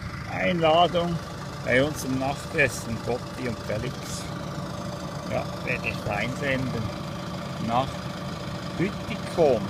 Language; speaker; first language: German; native; German